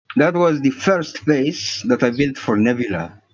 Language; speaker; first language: English; non-native, fluent; Arabic